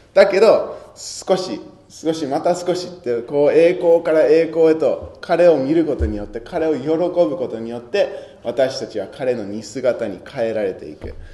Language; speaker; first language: Japanese; non-native, fluent; English